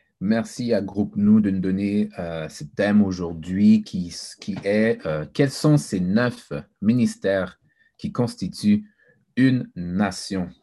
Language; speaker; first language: French; early bilingual, other home language; Haitian Creole